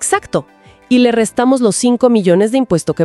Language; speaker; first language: Spanish; native; Spanish